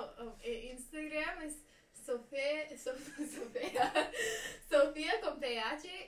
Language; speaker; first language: Spanish; non-native, learner; English